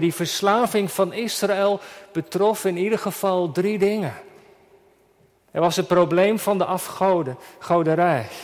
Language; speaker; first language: Dutch; native; Dutch